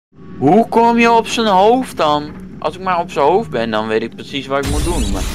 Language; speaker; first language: Dutch; native; Dutch